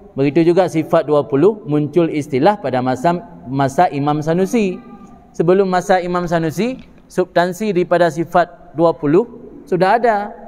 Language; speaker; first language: Malay; non-native, local second language; Achinese